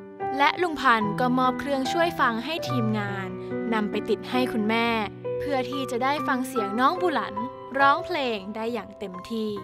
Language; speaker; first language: Thai; native; Thai